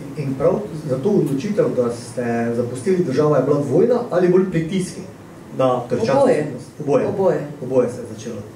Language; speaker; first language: Slovenian; native; Slovenian